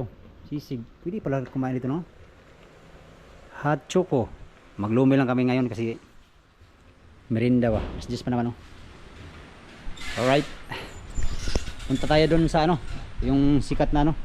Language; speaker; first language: Filipino; non-native, local second language; Cebuano